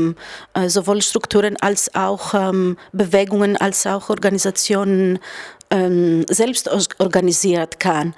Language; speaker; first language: German; non-native, fluent; Greek